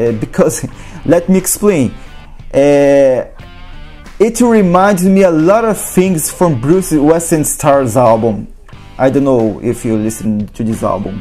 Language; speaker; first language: English; non-native, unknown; Portuguese